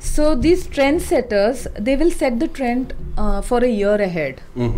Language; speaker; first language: English; non-native, local second language; Malayalam